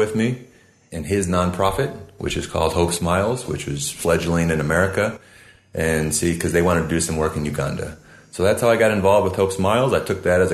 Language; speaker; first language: English; native; English